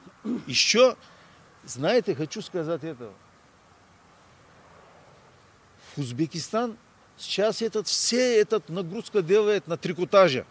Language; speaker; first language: Russian; non-native, learner; Turkish